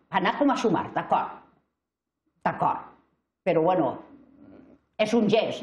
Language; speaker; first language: Catalan; native; Catalan